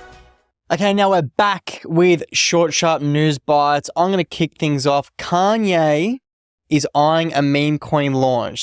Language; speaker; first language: English; native; English